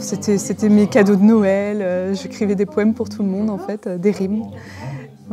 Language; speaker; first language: French; native; French